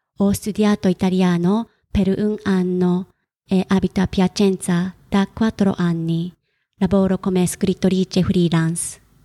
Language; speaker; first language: Italian; non-native, fluent; Japanese